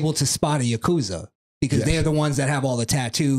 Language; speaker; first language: English; native; English